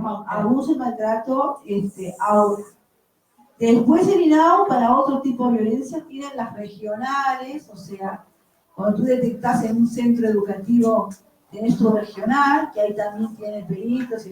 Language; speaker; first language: Spanish; native; Spanish